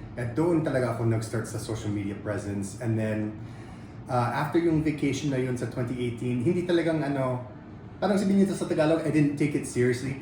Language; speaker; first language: Filipino; non-native, fluent; English